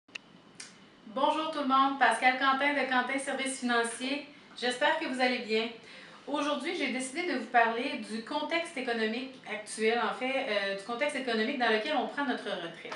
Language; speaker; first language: French; native; French